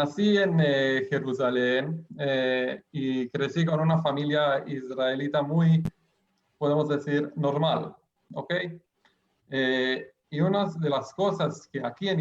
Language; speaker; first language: Spanish; non-native, fluent; Hebrew